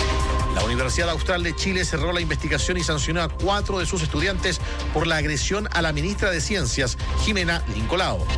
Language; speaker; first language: Spanish; native; Spanish